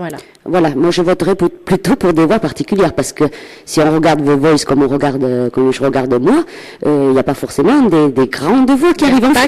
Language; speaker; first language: French; native; French